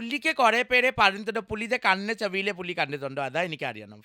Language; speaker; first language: Malayalam; non-native, local second language; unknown